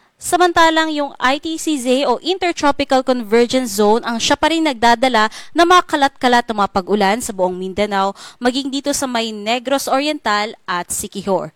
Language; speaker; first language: Filipino; non-native, local second language; Cebuano